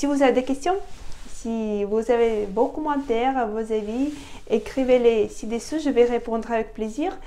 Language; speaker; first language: French; non-native, fluent; Russian